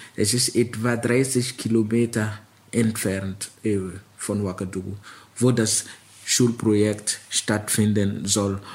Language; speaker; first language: German; non-native, fluent; Mossi